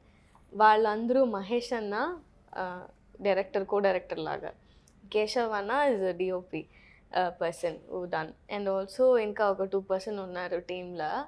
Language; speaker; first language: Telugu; non-native, learner; Tamil